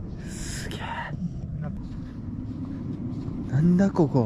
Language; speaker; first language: Japanese; native; Japanese